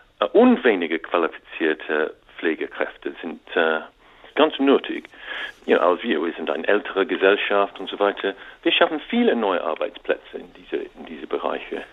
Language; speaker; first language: German; non-native, learner; English